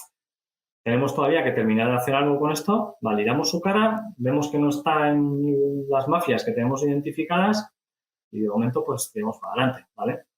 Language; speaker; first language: Spanish; native; Spanish